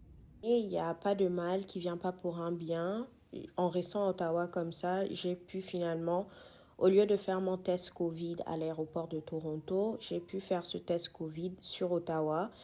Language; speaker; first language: French; non-native, fluent; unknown